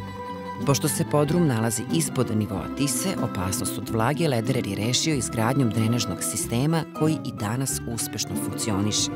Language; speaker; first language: Serbian; native; Serbian